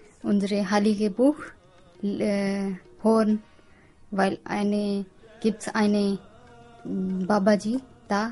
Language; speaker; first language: German; non-native, learner; Punjabi